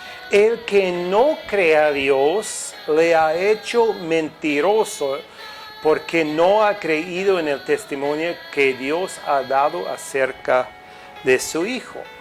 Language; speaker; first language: Spanish; non-native, fluent; English